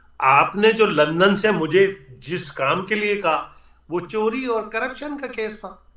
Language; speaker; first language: Urdu; native; Urdu